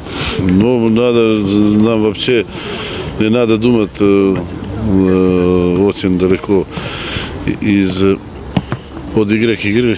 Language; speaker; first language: Russian; non-native, fluent; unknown